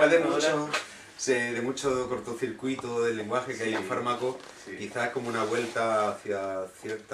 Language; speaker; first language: Spanish; native; Spanish